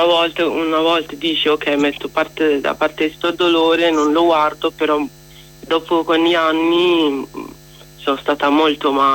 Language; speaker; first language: Italian; non-native, fluent; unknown